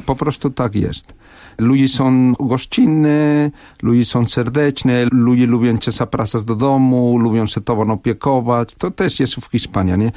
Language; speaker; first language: Polish; non-native, fluent; Spanish